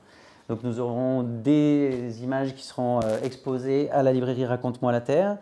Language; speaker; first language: French; native; French